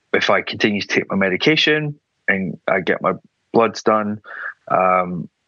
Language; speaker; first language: English; native; English